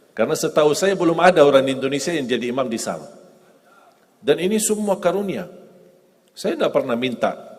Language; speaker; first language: Indonesian; non-native, fluent; Arabic